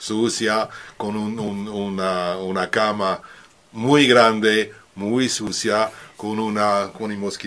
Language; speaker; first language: Spanish; non-native, learner; French